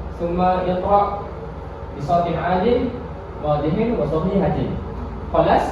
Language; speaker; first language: Arabic; non-native, learner; Malay